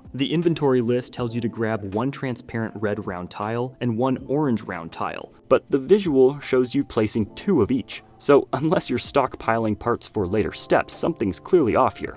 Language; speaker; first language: English; native; English